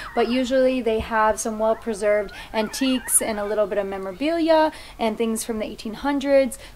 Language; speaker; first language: English; native; English